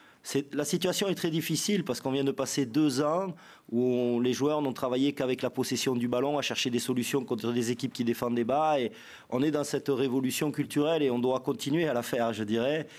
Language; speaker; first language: French; native; French